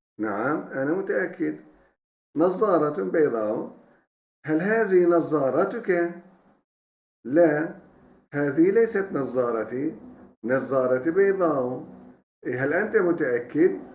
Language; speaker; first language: Arabic; non-native, fluent; Turkish